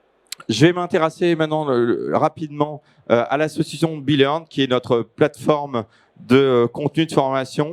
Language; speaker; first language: French; native; French